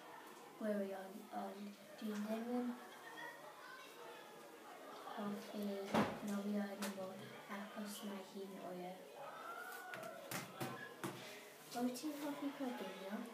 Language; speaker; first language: Welsh; non-native, local second language; English